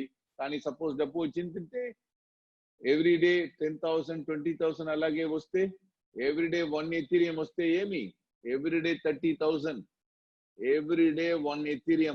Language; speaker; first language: Telugu; non-native, local second language; Tamil